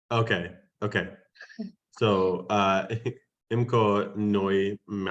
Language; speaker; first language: Vietnamese; non-native, learner; English